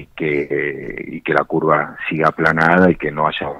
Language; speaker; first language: Spanish; native; Spanish